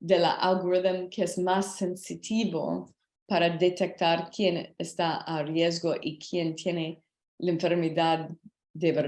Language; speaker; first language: Spanish; non-native, learner; English